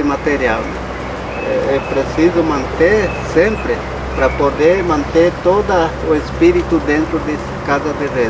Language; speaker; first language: Portuguese; non-native, local second language; Guarani